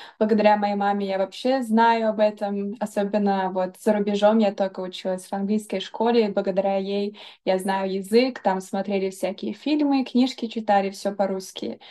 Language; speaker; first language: Russian; early bilingual, heritage; Russian